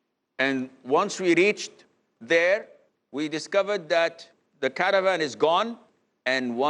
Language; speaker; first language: English; non-native, fluent; Arabic